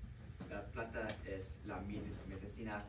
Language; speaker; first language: Spanish; non-native, learner; English